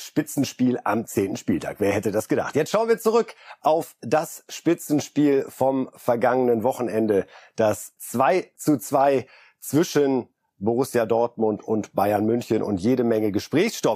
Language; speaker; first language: German; native; German